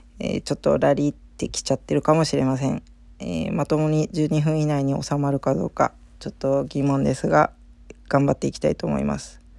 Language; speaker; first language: Japanese; native; Japanese